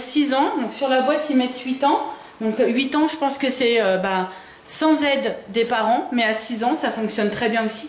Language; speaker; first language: French; native; French